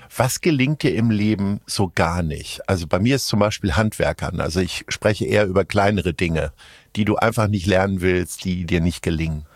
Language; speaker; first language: German; native; German